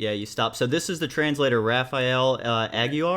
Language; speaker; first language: English; native; English